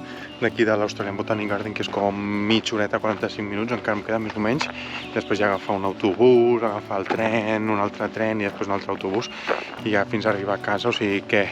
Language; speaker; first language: Catalan; native; Catalan